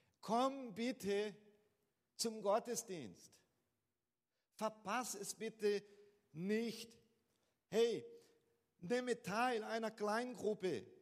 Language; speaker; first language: German; non-native, fluent; Portuguese